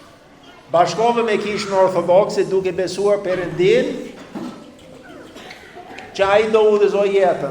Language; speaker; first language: Albanian; non-native, fluent; English